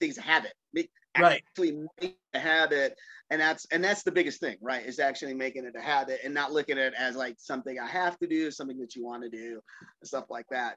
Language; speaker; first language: English; native; English